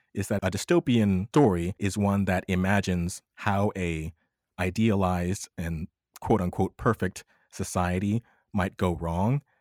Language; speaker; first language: English; native; English